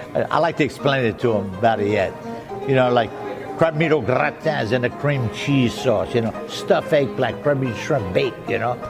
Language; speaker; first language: English; early bilingual, other home language; French